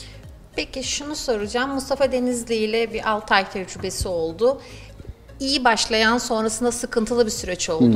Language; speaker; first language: Turkish; native; Turkish